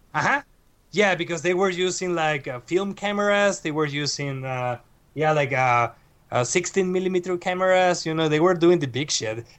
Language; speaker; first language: English; non-native, fluent; Spanish